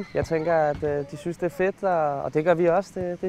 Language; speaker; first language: Danish; native; Danish